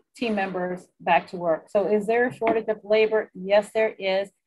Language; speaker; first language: English; native; English